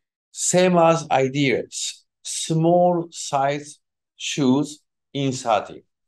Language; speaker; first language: English; non-native, learner; Japanese